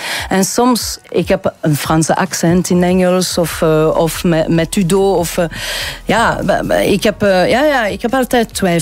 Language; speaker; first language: Dutch; non-native, local second language; French